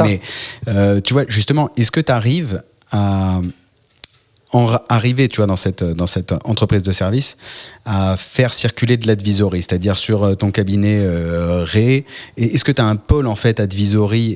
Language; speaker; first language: French; native; French